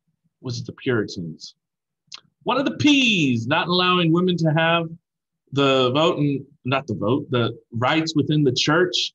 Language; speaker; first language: English; native; English